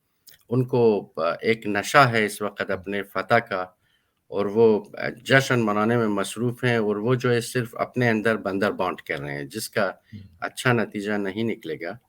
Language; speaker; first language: Hindi; non-native, fluent; Persian